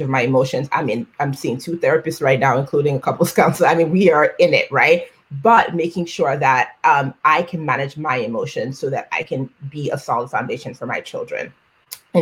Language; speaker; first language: English; non-native, local second language; Yoruba